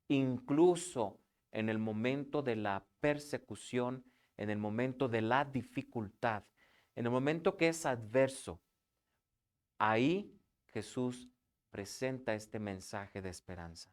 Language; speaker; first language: Spanish; native; Spanish